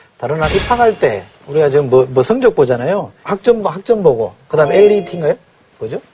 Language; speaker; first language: Korean; native; Korean